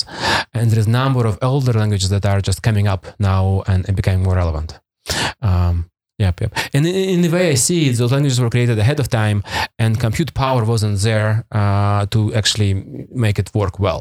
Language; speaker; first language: English; non-native, fluent; Russian